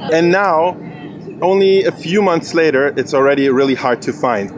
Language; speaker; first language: English; non-native, fluent; German